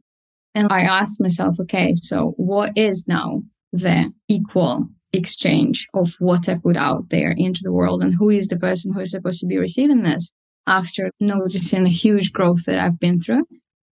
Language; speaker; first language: English; non-native, fluent; Russian